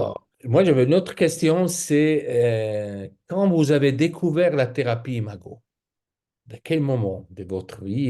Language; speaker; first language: French; non-native, fluent; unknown